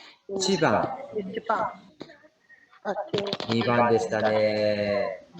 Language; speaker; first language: Japanese; native; Japanese